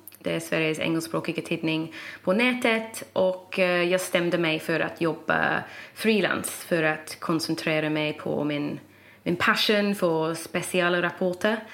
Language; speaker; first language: Swedish; non-native, fluent; English